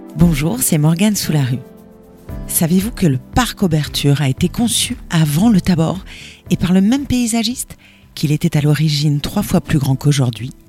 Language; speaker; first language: French; native; French